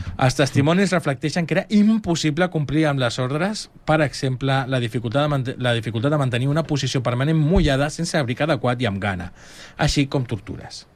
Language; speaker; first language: Catalan; native; Catalan